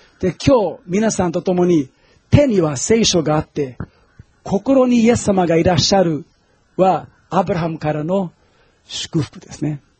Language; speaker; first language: Japanese; non-native, fluent; Portuguese